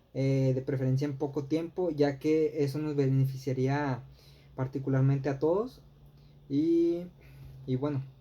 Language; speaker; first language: Spanish; native; Spanish